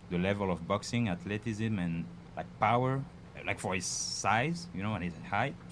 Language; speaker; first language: English; non-native, fluent; French